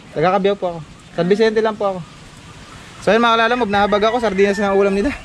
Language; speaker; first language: Filipino; native; Filipino